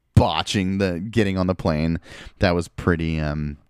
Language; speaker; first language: English; early bilingual, other home language; Spanish